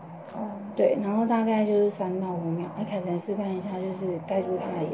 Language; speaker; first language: Chinese; native; Chinese